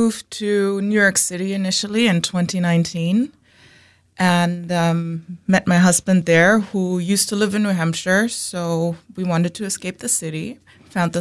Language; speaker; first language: English; non-native, fluent; German